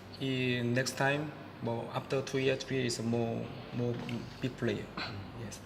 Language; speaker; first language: English; non-native, learner; Korean